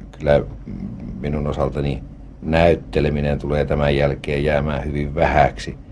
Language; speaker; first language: Finnish; native; Finnish